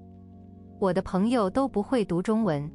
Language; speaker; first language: Chinese; non-native, learner; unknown